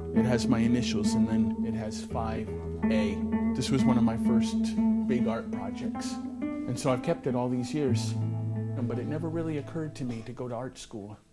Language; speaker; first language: English; native; English